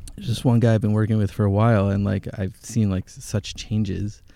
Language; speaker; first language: English; early bilingual, other home language; Hebrew